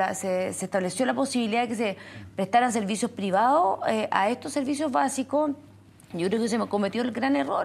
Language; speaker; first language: Spanish; native; Spanish